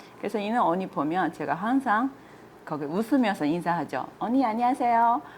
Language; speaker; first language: Korean; non-native, fluent; Chinese